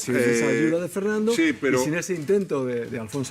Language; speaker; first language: Spanish; native; Spanish